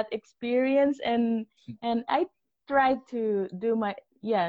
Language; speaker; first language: English; non-native, learner; Spanish